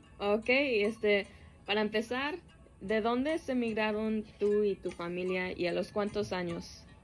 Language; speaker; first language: Spanish; early bilingual, heritage; Spanish